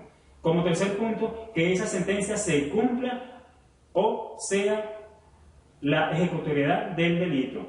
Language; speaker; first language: Spanish; native; Spanish